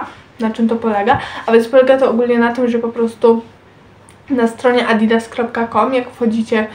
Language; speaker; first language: Polish; native; Polish